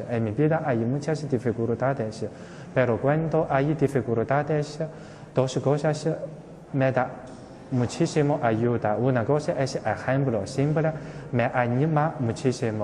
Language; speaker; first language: Spanish; non-native, fluent; Chinese